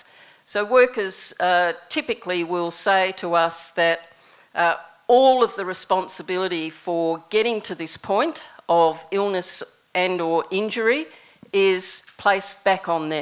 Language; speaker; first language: English; native; English